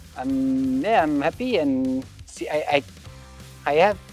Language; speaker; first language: English; non-native, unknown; French